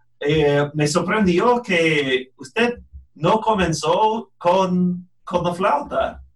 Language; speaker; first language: Spanish; non-native, fluent; English